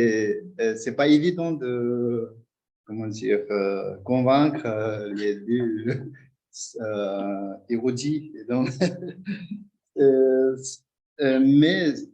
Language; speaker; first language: French; non-native, fluent; Tibetan